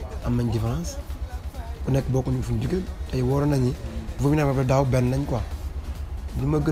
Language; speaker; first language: French; non-native, local second language; Wolof